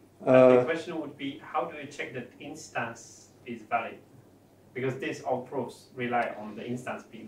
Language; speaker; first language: English; non-native, fluent; Polish